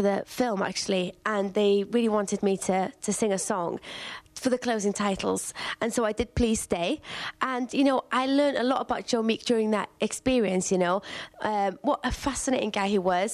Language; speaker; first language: English; native; English